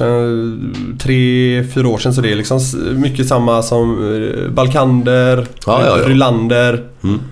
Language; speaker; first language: Swedish; native; Swedish